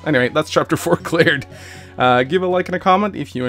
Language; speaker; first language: English; native; English